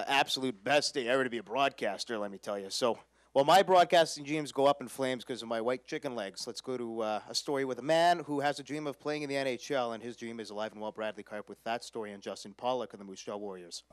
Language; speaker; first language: English; native; English